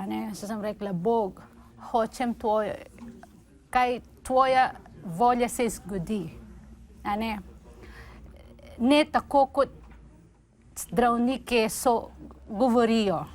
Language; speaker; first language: Slovenian; non-native, learner; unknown